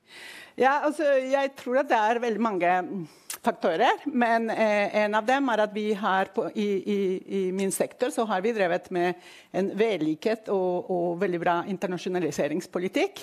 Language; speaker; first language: Norwegian; non-native, fluent; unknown